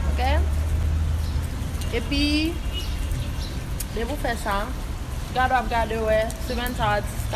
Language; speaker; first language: French; non-native, learner; Haitian Creole